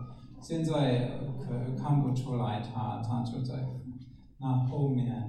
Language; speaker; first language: Chinese; non-native, fluent; German